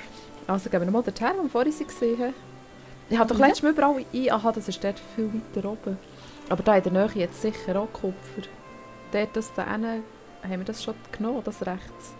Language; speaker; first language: German; native; German